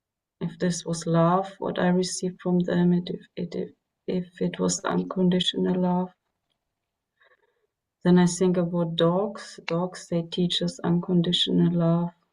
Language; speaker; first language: English; non-native, fluent; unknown